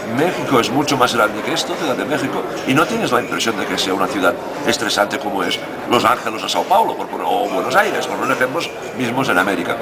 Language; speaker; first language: Spanish; non-native, local second language; Catalan